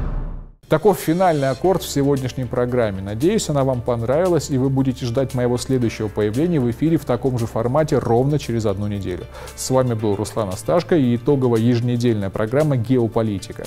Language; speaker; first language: Russian; native; Russian